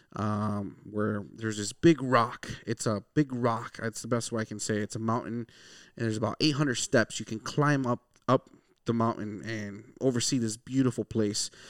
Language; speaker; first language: English; early bilingual, other home language; Spanish